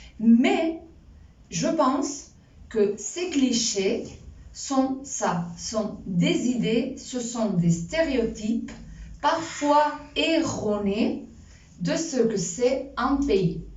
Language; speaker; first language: French; non-native, fluent; Spanish